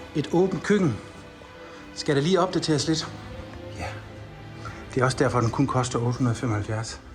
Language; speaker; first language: Danish; native; Danish